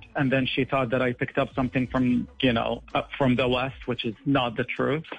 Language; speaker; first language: English; non-native, fluent; Arabic